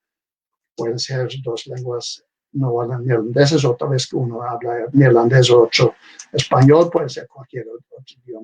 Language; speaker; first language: Spanish; non-native, fluent; Dutch